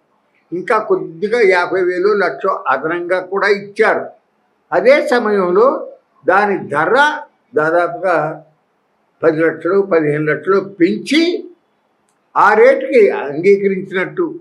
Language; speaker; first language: Telugu; native; Telugu